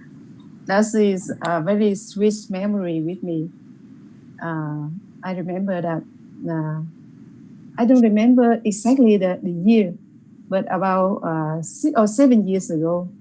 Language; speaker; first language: English; non-native, learner; Vietnamese